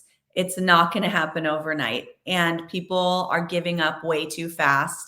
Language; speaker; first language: English; native; English